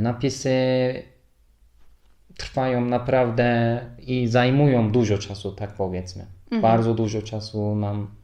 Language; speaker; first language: Polish; non-native, fluent; Turkish